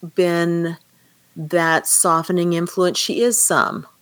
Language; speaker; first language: English; native; English